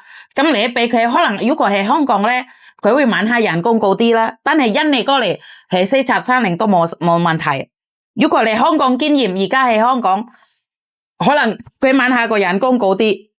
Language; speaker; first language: Cantonese; native; Cantonese